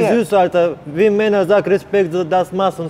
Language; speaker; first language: German; non-native, learner; Russian